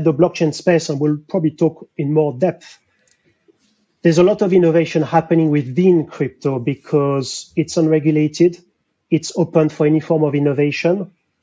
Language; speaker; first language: English; non-native, fluent; French